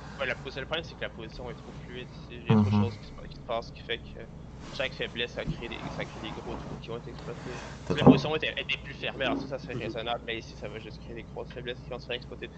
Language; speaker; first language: French; native; French